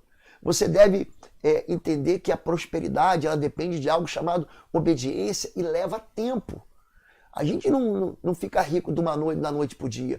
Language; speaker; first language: Portuguese; native; Portuguese